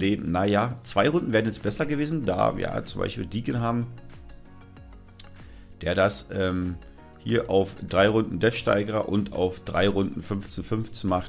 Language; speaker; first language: German; native; German